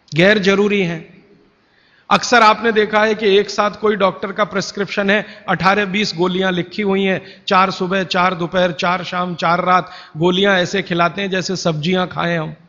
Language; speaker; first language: Hindi; native; Hindi